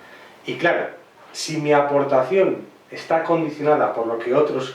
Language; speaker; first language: Spanish; native; Spanish